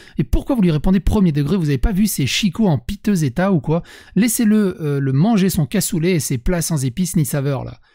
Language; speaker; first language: French; native; French